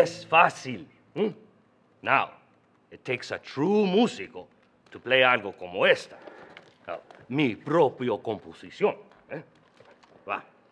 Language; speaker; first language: Spanish; early bilingual, other home language; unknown